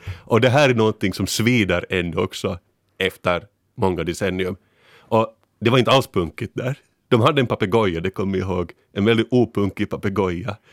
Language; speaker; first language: Swedish; native; Swedish